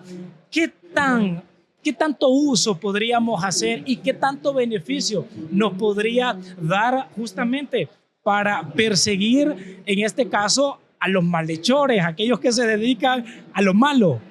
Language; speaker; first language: Spanish; native; Spanish